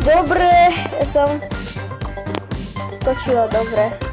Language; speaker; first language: Slovak; non-native, learner; Ukrainian